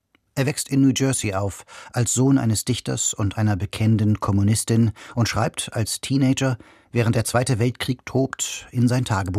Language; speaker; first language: German; native; German